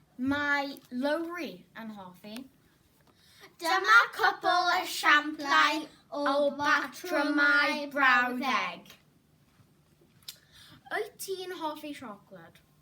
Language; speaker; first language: Welsh; non-native, local second language; English